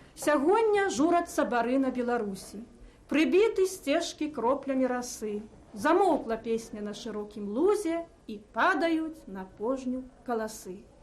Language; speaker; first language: Belarusian; native; Belarusian